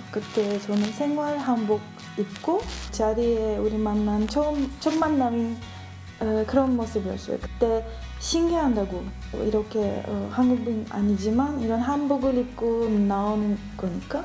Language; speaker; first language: Korean; non-native, learner; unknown